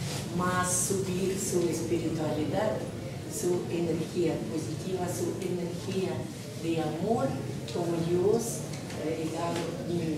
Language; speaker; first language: Spanish; non-native, learner; Russian